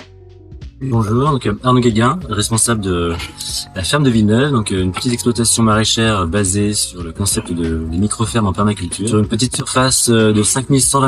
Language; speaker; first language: French; native; French